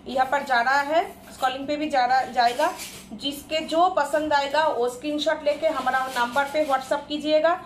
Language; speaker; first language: Hindi; non-native, local second language; Bangla